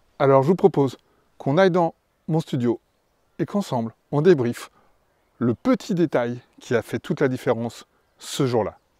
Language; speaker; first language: French; native; French